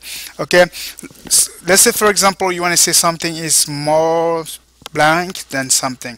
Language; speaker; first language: English; non-native, fluent; French